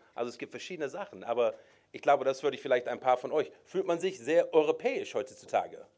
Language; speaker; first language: German; non-native, fluent; English